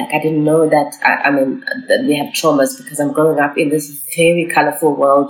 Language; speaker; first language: English; non-native, local second language; Xhosa